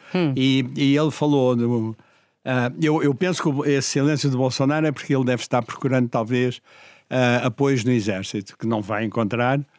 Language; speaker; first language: Portuguese; native; Portuguese